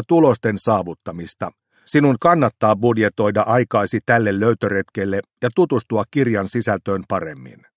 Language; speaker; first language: Finnish; native; Finnish